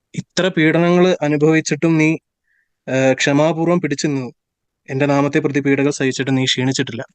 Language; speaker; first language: Malayalam; native; Malayalam